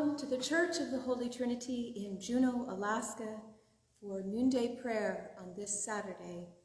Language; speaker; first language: English; native; English